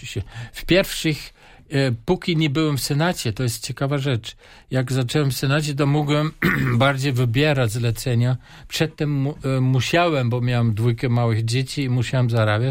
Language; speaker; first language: Polish; non-native, fluent; German